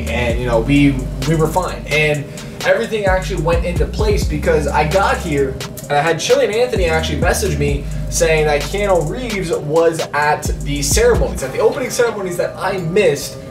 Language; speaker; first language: English; native; English